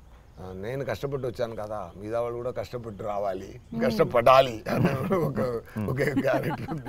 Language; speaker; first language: Telugu; non-native, fluent; Tamil